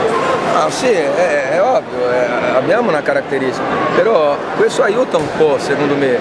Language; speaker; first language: Italian; non-native, fluent; Portuguese